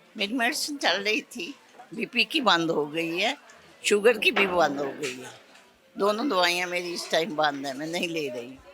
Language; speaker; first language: Hindi; non-native, local second language; Punjabi